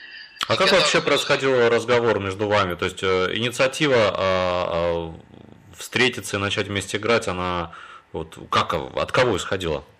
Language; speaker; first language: Russian; native; Russian